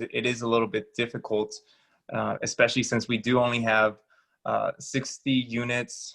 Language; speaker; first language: English; early bilingual, other home language; Spanish